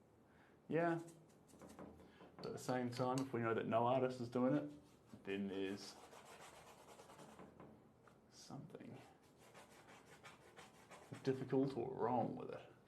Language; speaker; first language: English; native; English